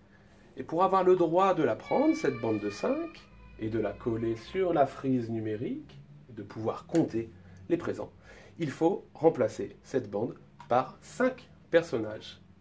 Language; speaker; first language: French; native; French